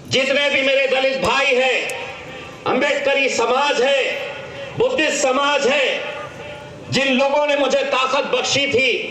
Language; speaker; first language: Hindi; non-native, local second language; Marathi